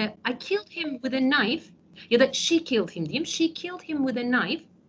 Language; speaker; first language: English; non-native, fluent; Turkish